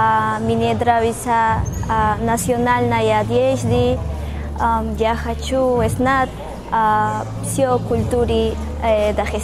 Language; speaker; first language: Russian; non-native, learner; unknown